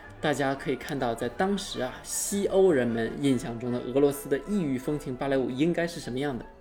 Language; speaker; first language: Chinese; native; Chinese